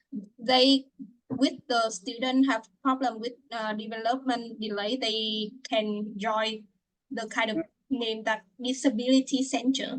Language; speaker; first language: English; non-native, fluent; Vietnamese